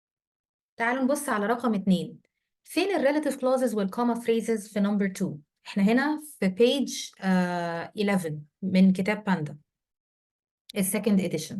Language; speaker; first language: Arabic; native; Arabic